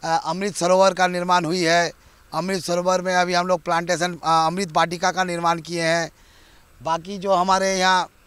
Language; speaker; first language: Hindi; native; Hindi